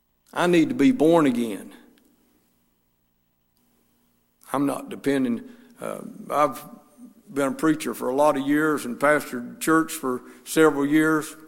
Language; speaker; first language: English; native; English